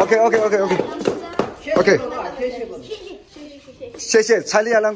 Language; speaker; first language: Chinese; native; Chinese